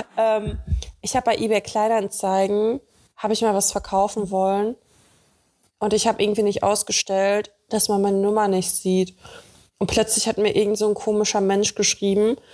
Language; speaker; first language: German; early bilingual, other home language; Russian